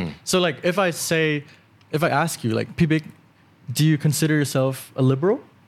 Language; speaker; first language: English; early bilingual, other home language; Thai